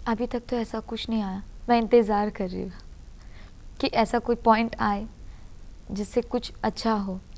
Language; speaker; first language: Hindi; non-native, local second language; Urdu